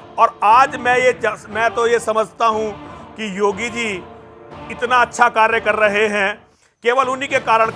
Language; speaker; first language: Hindi; native; Hindi